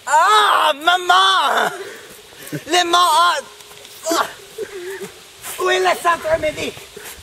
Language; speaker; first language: French; non-native, learner; English